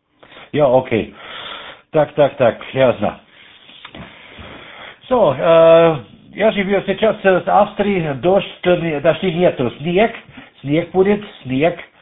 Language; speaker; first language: Russian; non-native, learner; German